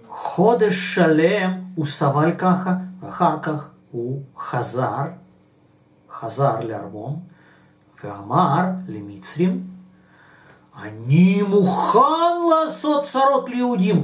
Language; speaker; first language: Hebrew; non-native, fluent; Russian